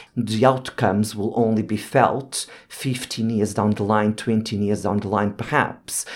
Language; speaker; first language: English; non-native, fluent; Portuguese